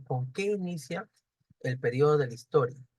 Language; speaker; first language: Spanish; native; Spanish